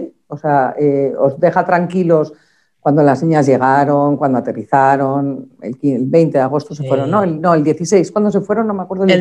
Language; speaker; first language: Spanish; native; Spanish